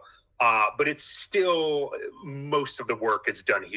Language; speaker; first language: English; native; English